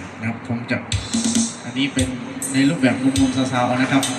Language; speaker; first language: Thai; non-native, local second language; Lao